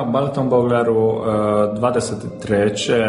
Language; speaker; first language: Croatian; non-native, local second language; Hungarian